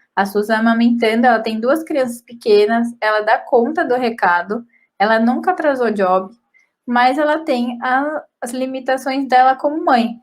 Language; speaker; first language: Portuguese; native; Portuguese